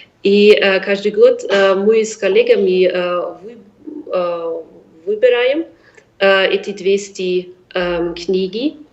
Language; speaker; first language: Russian; non-native, fluent; German